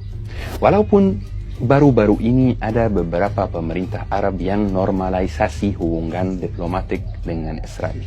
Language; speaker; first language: Indonesian; non-native, fluent; Arabic